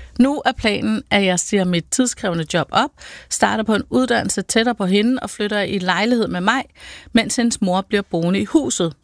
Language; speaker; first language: Danish; native; Danish